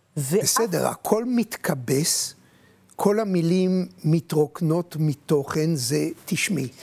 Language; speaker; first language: Hebrew; native; Hebrew